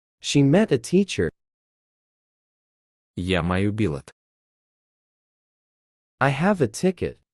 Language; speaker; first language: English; non-native, fluent; Ukrainian